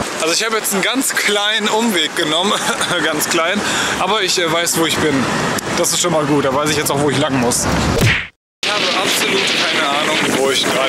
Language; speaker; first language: German; native; German